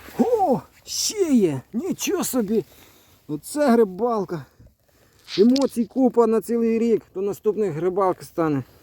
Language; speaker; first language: Ukrainian; native; Ukrainian